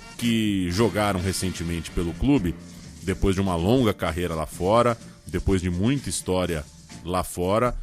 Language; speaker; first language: Portuguese; native; Portuguese